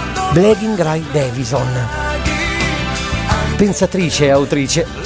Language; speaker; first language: Italian; native; Italian